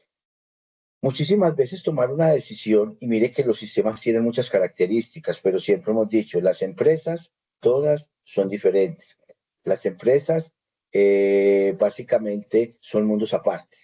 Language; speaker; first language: Spanish; native; Spanish